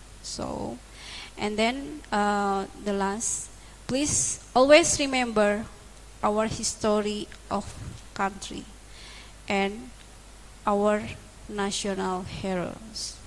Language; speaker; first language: English; non-native, learner; Indonesian